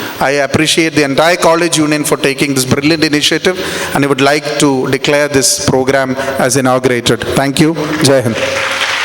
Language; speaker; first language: English; non-native, local second language; Malayalam